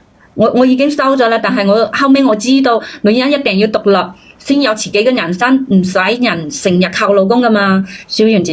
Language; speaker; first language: Cantonese; native; Cantonese